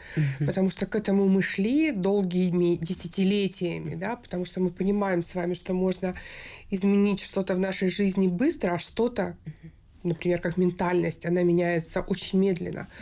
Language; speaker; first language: Russian; native; Russian